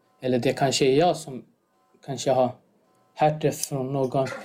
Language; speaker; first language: Swedish; non-native, fluent; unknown